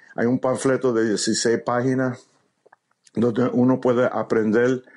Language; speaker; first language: Spanish; early bilingual, heritage; Spanish